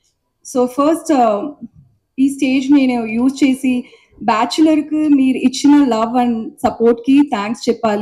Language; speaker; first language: Telugu; non-native, learner; Tamil